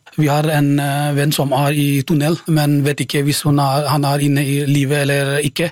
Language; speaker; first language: Norwegian; non-native, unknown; Nepali